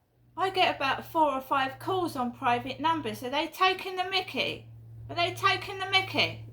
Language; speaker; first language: English; native; English